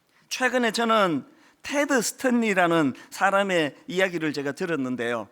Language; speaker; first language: Korean; native; Korean